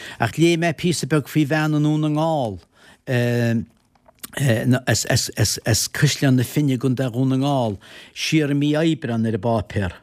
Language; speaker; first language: Irish; native; Irish